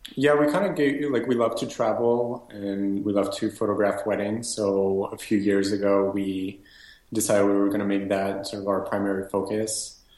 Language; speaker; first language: English; native; English